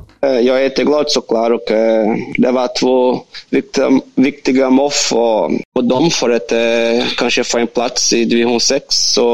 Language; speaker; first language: Swedish; non-native, learner; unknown